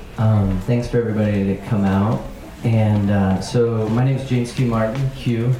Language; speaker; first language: English; native; English